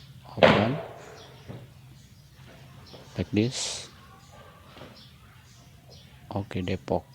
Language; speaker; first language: English; non-native, learner; Indonesian